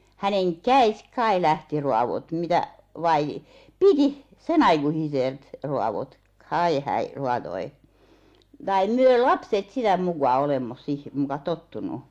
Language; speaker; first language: Finnish; non-native, local second language; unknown